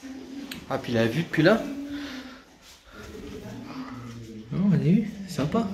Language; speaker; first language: French; native; French